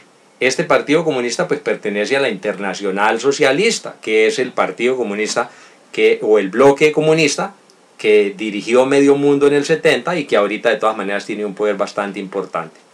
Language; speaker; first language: Spanish; native; Spanish